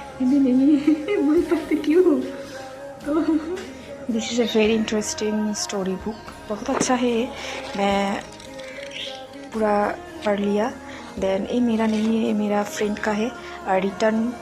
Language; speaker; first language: Hindi; non-native, local second language; Bangla